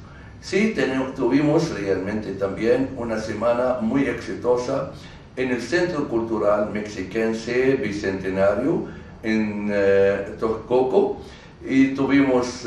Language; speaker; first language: Spanish; non-native, fluent; Arabic